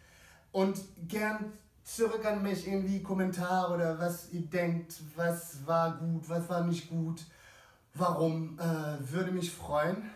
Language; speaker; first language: German; non-native, fluent; French